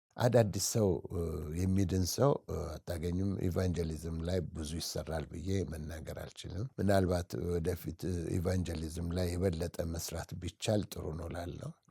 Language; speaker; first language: Amharic; native; Amharic